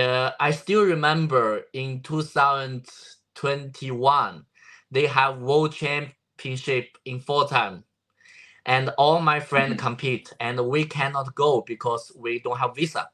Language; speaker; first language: English; non-native, learner; Chinese